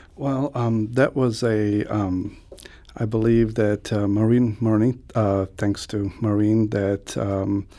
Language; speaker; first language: English; non-native, fluent; Croatian